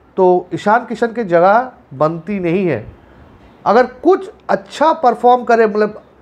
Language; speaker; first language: Hindi; non-native, local second language; Bangla